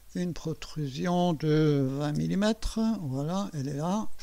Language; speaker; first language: French; native; French